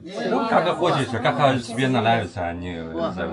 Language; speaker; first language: Russian; non-native, learner; Chinese